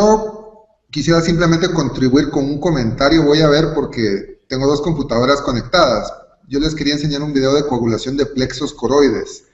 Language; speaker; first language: Spanish; native; Spanish